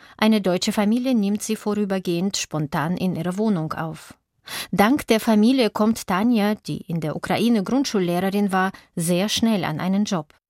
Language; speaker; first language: German; native; German